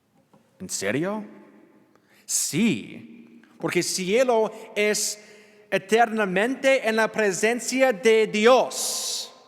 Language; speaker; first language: Spanish; non-native, learner; English